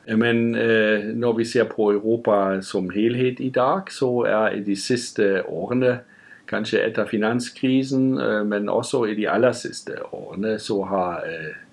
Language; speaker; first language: Norwegian; non-native, fluent; German